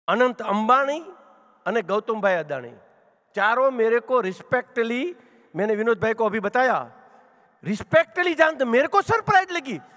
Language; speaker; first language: Hindi; non-native, local second language; Gujarati